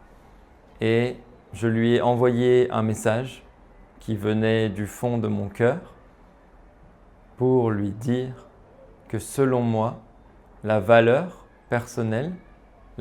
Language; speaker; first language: French; native; French